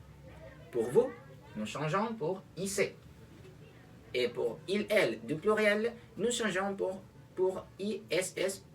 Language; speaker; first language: French; non-native, fluent; Spanish